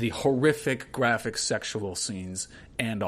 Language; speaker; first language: English; native; English